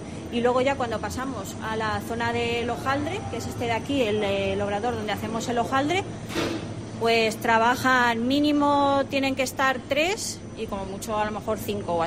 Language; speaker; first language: Spanish; native; Spanish